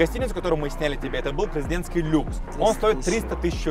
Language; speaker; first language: Russian; native; Russian